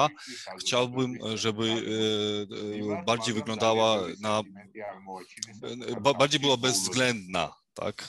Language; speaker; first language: Polish; non-native, fluent; Georgian